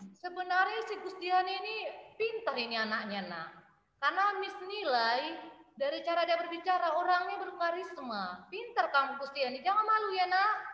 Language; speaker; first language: Indonesian; native; Indonesian